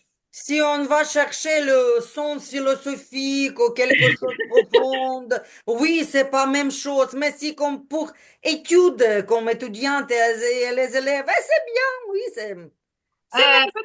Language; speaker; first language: French; non-native, learner; Ukrainian